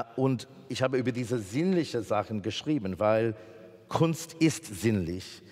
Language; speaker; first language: German; non-native, fluent; English